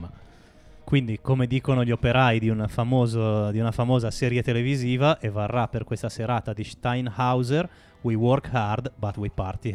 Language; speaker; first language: Italian; native; Italian